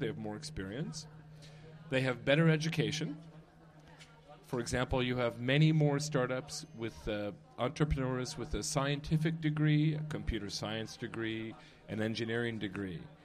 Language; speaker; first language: English; native; English